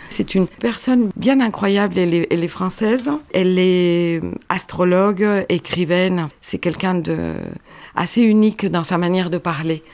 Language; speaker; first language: French; non-native, fluent; Spanish